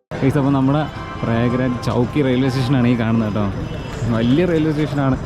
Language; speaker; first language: Malayalam; native; Malayalam